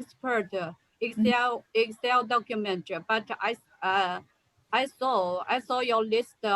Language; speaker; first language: English; non-native, learner; Chinese